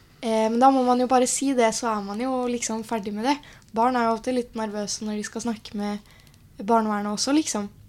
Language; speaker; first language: Norwegian; native; Norwegian